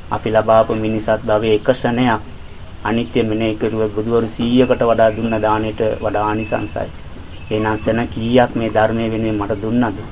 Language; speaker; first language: Sinhala; non-native, fluent; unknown